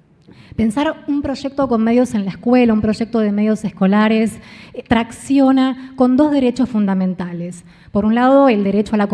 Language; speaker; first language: Spanish; native; Spanish